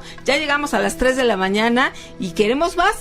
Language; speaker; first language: Spanish; native; Spanish